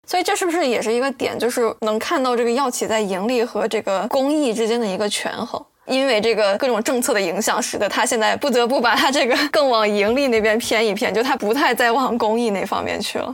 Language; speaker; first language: Chinese; native; Chinese